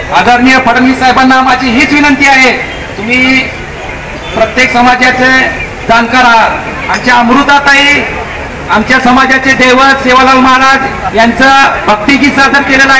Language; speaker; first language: Marathi; non-native, local second language; Lambadi